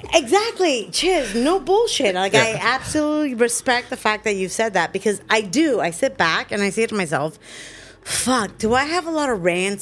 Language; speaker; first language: English; native; English